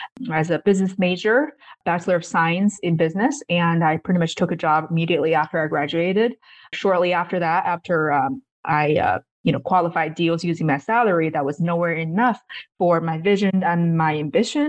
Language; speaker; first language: English; non-native, fluent; Chinese